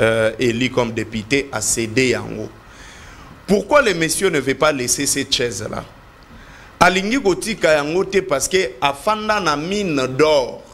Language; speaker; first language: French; non-native, local second language; Lingala